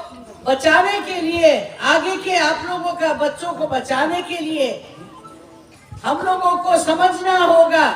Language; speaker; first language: Hindi; non-native, local second language; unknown